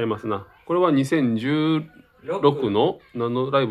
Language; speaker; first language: Japanese; native; Japanese